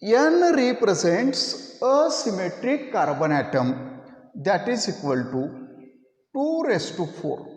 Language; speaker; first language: English; non-native, local second language; Marathi